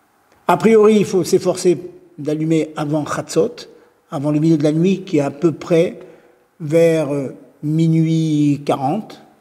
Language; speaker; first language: French; native; French